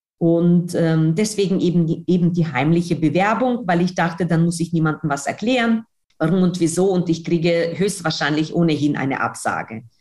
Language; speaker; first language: German; non-native, fluent; Russian